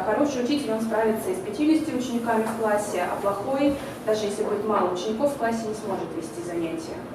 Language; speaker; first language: Russian; native; Russian